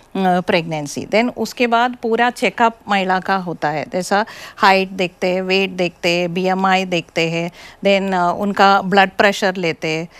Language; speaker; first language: Hindi; non-native, local second language; Malayalam